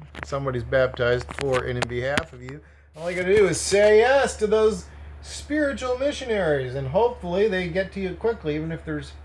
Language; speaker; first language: English; native; English